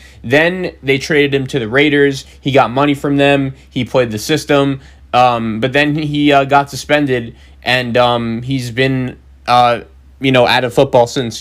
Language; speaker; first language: English; native; English